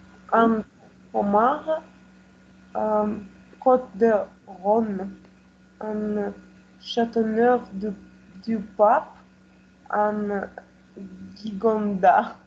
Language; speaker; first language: French; non-native, learner; Russian